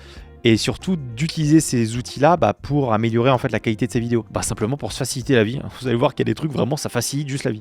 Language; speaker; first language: French; native; French